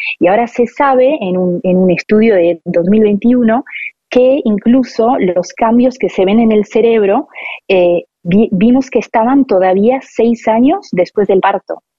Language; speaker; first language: Spanish; non-native, fluent; French